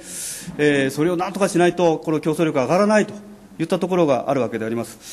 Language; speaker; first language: Japanese; native; Japanese